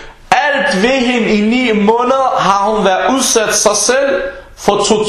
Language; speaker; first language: Danish; early bilingual, other home language; Arabic